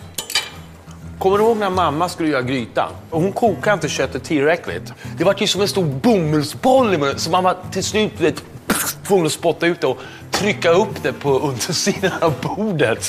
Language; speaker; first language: Swedish; native; Swedish